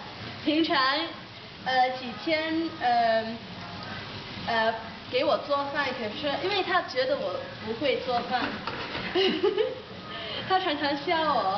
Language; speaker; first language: Chinese; non-native, learner; Dutch